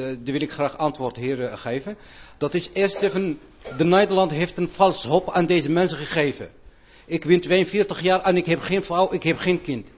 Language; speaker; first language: Dutch; non-native, fluent; Arabic